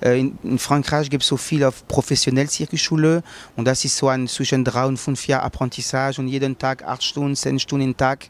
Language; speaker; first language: German; non-native, learner; French